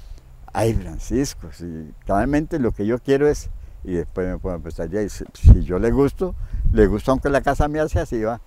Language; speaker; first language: Spanish; native; Spanish